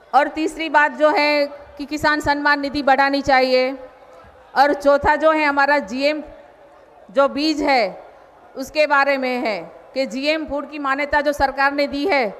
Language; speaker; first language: Hindi; non-native, local second language; Gujarati